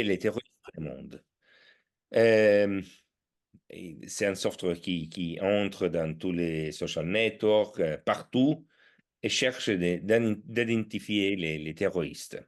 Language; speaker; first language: French; non-native, fluent; Italian